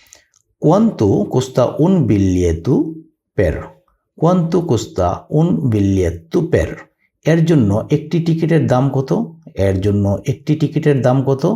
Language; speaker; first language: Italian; non-native, learner; Bangla